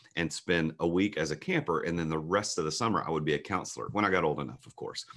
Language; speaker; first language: English; native; English